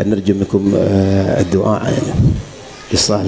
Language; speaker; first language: Arabic; non-native, fluent; Indonesian